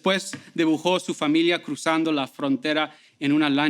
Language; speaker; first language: Spanish; early bilingual, heritage; Spanish